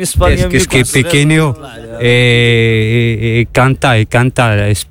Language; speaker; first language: Spanish; non-native, learner; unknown